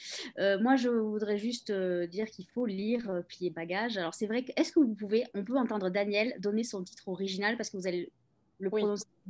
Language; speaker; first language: French; native; French